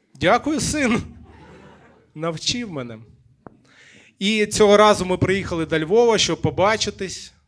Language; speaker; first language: Ukrainian; native; Ukrainian